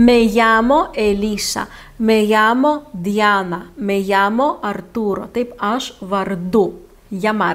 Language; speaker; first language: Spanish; non-native, fluent; Lithuanian